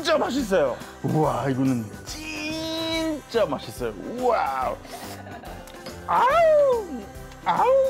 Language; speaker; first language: Korean; non-native, fluent; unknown